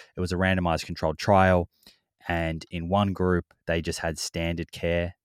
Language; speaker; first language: English; native; English